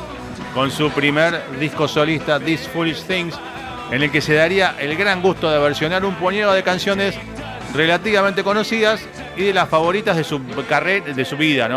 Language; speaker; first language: Spanish; native; Spanish